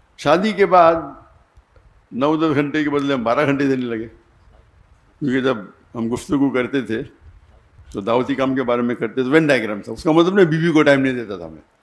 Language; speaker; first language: Urdu; non-native, local second language; Konkani